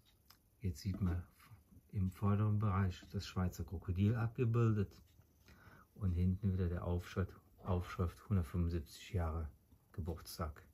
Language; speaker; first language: German; native; German